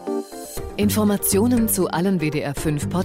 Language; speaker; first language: German; native; German